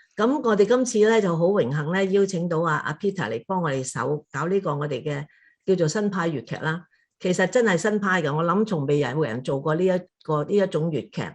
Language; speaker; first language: Cantonese; native; Cantonese